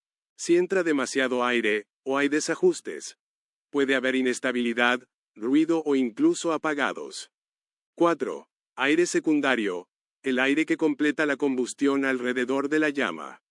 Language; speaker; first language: Spanish; native; Spanish